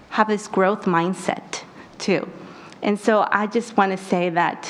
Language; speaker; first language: English; early bilingual, other home language; Spanish